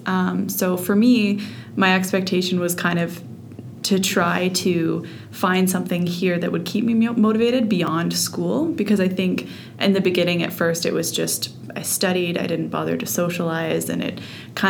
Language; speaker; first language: English; native; English